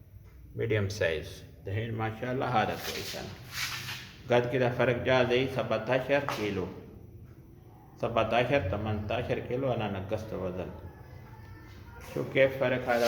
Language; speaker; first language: Arabic; non-native, learner; Urdu